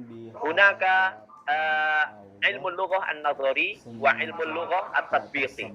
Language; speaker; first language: Arabic; non-native, fluent; Indonesian